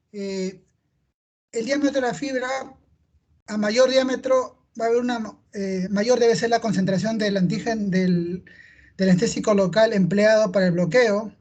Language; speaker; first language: Spanish; native; Spanish